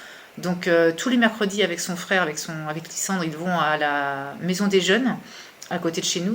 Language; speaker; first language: French; native; French